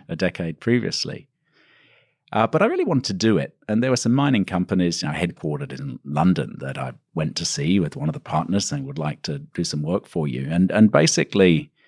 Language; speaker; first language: English; native; English